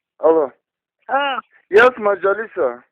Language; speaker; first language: Russian; non-native, local second language; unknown